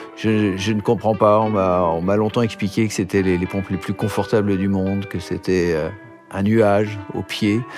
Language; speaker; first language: French; native; French